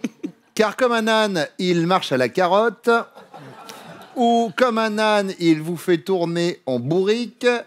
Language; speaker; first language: French; native; French